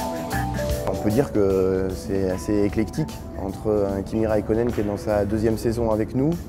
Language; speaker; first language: French; native; French